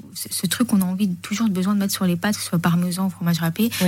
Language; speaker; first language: French; native; French